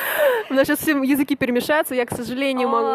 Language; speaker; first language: Russian; native; Russian